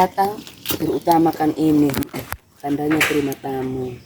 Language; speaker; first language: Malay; non-native, local second language; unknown